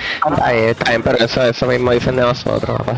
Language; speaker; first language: Spanish; native; Spanish